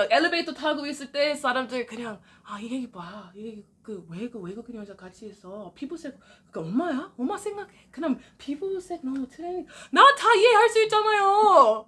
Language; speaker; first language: Korean; non-native, learner; English